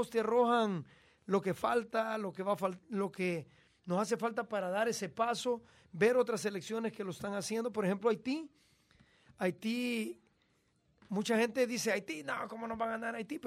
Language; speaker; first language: Spanish; native; Spanish